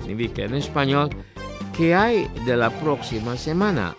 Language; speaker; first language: Spanish; non-native, fluent; Indonesian